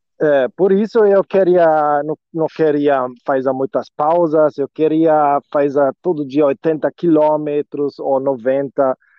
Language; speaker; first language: Portuguese; non-native, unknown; German